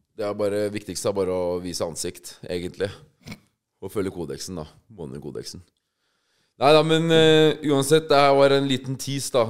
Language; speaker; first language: Norwegian; native; Norwegian